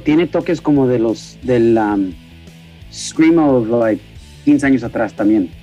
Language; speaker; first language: Spanish; early bilingual, heritage; Spanish